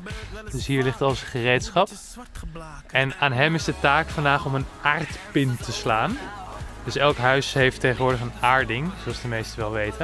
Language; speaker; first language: Dutch; native; Dutch